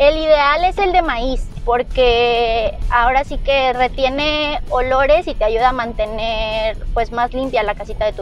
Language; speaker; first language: Spanish; native; Spanish